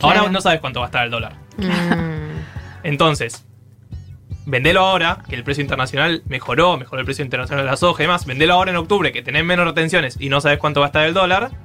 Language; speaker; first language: Spanish; native; Spanish